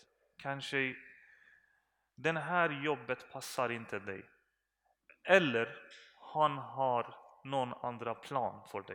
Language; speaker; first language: Swedish; non-native, learner; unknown